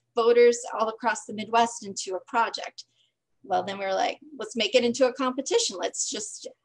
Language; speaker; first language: English; native; English